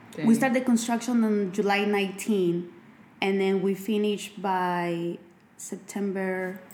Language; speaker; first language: English; non-native, fluent; Spanish